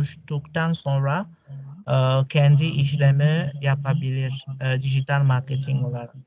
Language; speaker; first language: Turkish; non-native, fluent; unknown